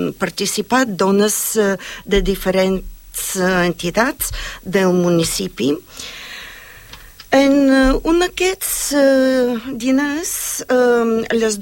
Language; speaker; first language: Spanish; non-native, fluent; Bulgarian